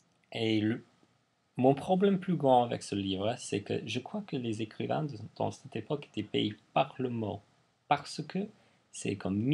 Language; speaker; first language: French; non-native, fluent; English